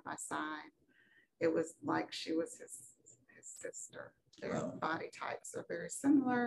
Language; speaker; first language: English; native; English